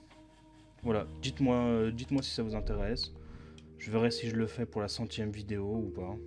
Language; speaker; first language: French; native; French